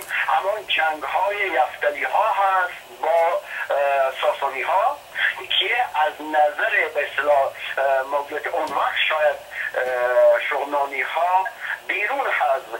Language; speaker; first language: Persian; non-native, local second language; Shughni